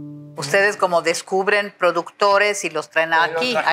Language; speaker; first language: Spanish; native; Spanish